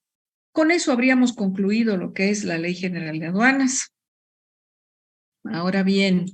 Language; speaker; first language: Spanish; native; Spanish